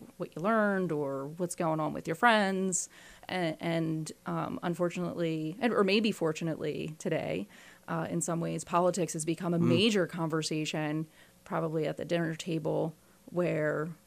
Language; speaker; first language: English; native; English